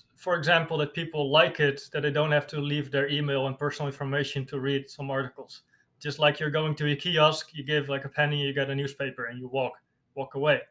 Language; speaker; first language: English; non-native, fluent; Dutch